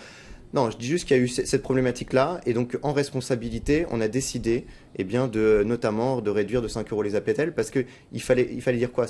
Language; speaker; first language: French; native; French